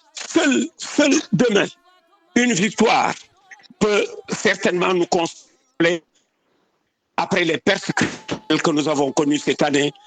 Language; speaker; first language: French; non-native, local second language; Wolof